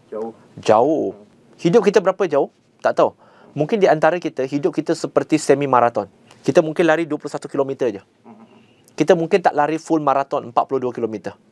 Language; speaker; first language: Malay; non-native, local second language; Chinese